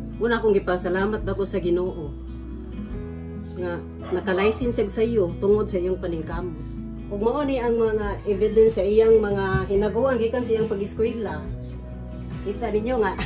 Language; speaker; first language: Cebuano; native; Cebuano